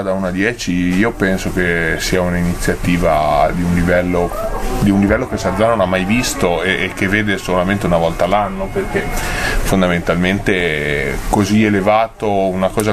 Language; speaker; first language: Italian; native; Italian